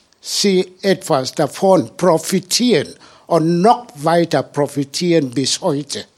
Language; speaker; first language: German; non-native, learner; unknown